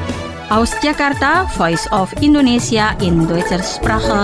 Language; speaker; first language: German; non-native, fluent; Indonesian